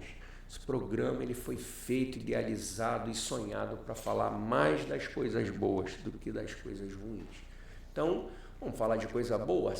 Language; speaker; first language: Portuguese; native; Portuguese